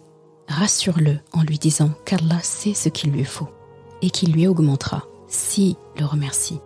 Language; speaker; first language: French; native; French